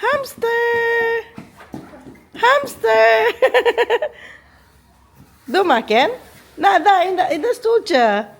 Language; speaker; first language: Dutch; non-native, learner; Filipino